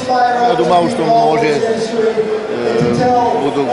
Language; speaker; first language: Russian; non-native, learner; Polish